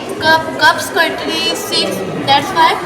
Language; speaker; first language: English; non-native, learner; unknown